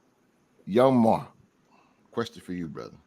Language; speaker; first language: English; native; English